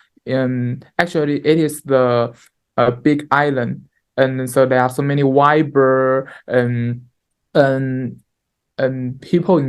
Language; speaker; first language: English; non-native, learner; Chinese